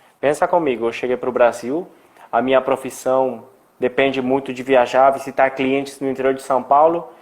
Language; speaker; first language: Portuguese; non-native, fluent; Spanish